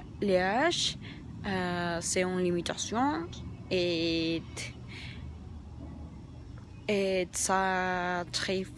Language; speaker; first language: French; non-native, learner; Spanish